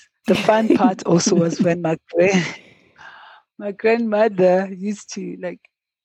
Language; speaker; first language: English; non-native, local second language; Zulu